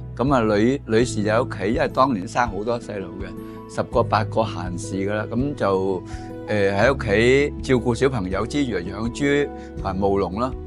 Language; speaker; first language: Cantonese; native; Cantonese